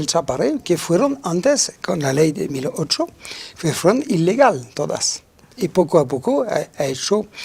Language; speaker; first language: Spanish; non-native, fluent; French